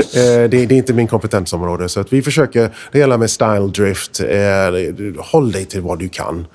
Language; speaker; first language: Swedish; non-native, fluent; English